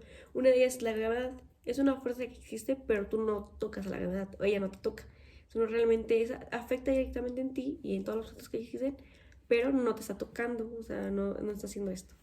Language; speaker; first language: Spanish; native; Spanish